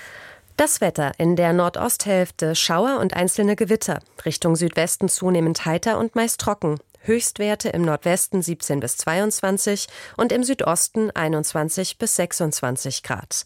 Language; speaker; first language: German; native; German